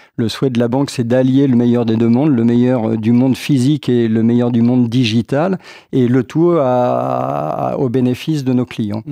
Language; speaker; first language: French; native; French